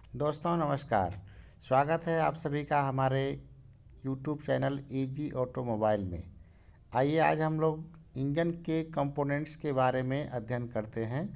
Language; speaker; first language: Hindi; native; Hindi